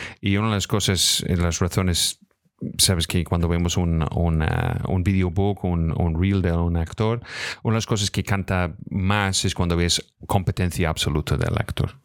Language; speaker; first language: Spanish; non-native, fluent; English